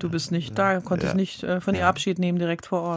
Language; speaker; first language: German; native; German